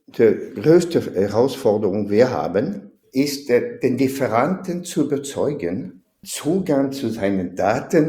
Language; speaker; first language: German; non-native, fluent; French